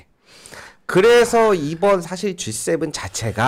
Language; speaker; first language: Korean; native; Korean